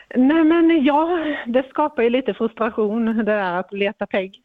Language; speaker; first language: Swedish; native; Swedish